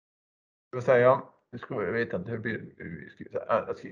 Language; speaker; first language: Swedish; native; Swedish